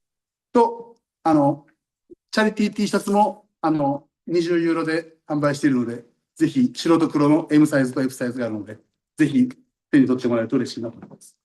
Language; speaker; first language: Japanese; native; Japanese